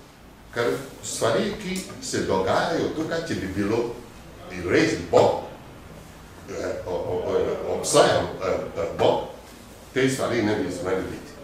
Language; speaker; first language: Slovenian; non-native, fluent; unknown